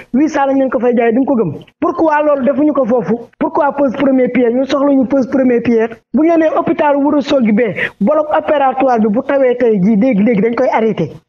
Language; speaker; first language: Wolof; non-native, local second language; Fula